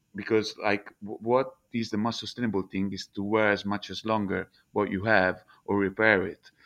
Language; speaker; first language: English; non-native, fluent; Italian